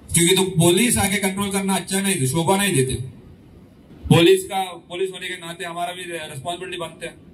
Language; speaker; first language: Hindi; non-native, local second language; Telugu